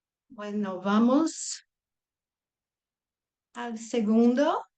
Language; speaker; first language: Spanish; non-native, fluent; Portuguese